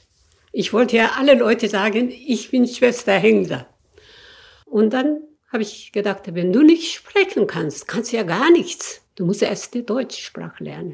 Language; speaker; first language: German; non-native, learner; Korean